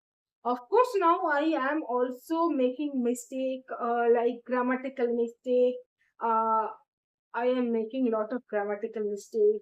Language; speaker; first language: English; non-native, learner; Bangla